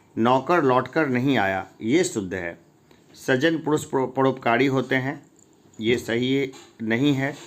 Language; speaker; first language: Hindi; native; Hindi